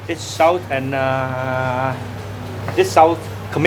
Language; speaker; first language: Dutch; non-native, learner; Vietnamese